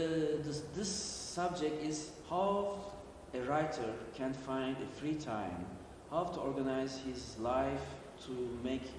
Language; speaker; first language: English; non-native, learner; Turkish